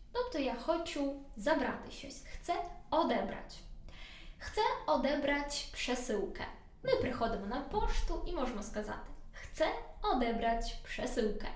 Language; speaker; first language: Polish; non-native, learner; Ukrainian